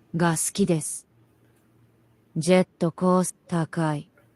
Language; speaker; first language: Japanese; non-native, learner; English